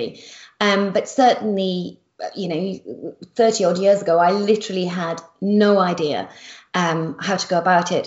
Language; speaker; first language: English; native; English